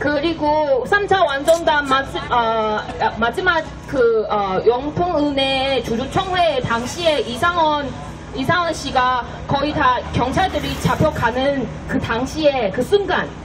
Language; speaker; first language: Korean; non-native, fluent; Chinese